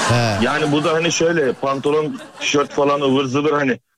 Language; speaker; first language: Turkish; native; Turkish